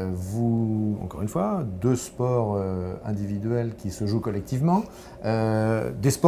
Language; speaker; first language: French; native; French